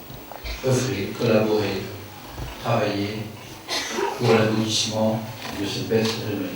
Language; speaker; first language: French; non-native, local second language; Arabic